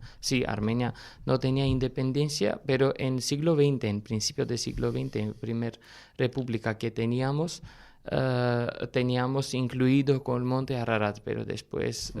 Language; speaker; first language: Spanish; non-native, fluent; Armenian